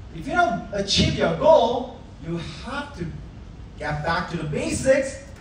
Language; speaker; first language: English; non-native, fluent; Korean